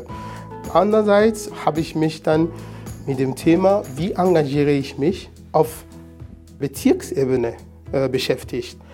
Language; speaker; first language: German; non-native, fluent; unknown